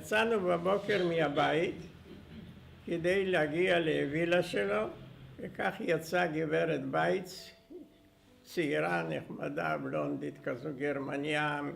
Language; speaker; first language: Hebrew; non-native, fluent; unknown